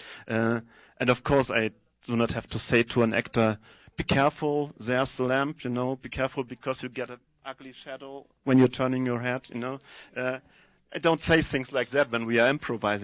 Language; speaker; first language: English; non-native, fluent; German